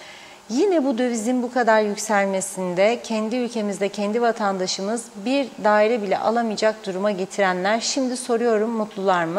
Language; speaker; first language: Turkish; native; Turkish